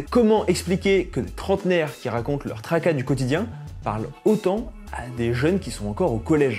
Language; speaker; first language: French; native; French